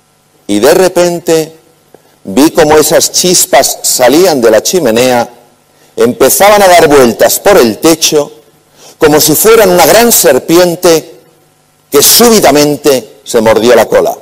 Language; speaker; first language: Spanish; native; Spanish